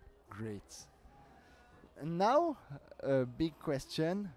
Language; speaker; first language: English; non-native, learner; French